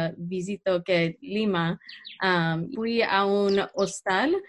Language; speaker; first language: Spanish; non-native, learner; English